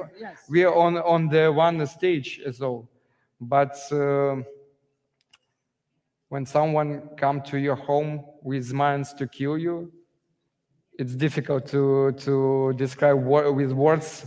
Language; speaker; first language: English; non-native, learner; Ukrainian